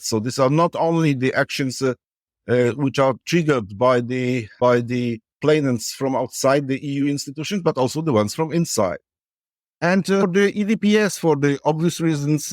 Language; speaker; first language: English; non-native, fluent; Polish